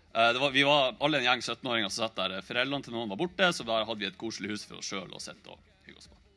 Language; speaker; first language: Norwegian; native; Norwegian